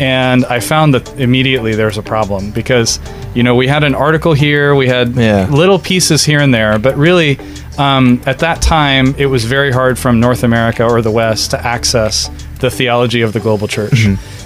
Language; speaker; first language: English; native; English